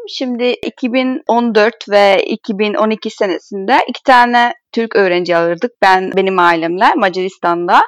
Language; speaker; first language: Turkish; non-native, fluent; Hungarian